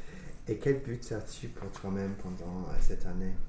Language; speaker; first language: French; non-native, fluent; English